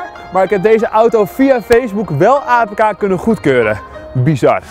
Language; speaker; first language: Dutch; native; Dutch